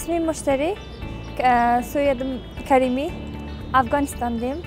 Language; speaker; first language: Turkish; non-native, fluent; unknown